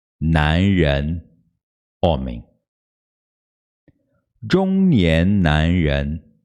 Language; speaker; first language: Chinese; non-native, fluent; Portuguese